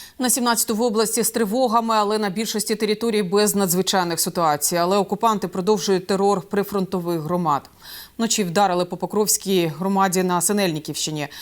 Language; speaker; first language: Ukrainian; native; Ukrainian